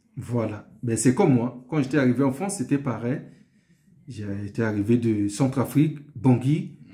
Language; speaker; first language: French; non-native, local second language; Sango